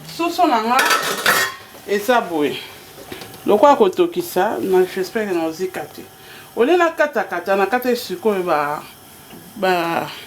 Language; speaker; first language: Lingala; non-native, local second language; Kongo